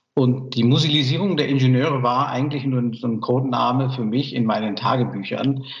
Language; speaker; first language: German; early bilingual, other home language; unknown